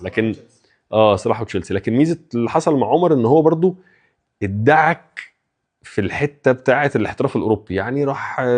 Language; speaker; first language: Arabic; native; Arabic